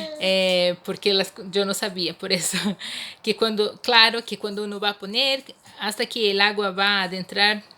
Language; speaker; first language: Spanish; non-native, fluent; Portuguese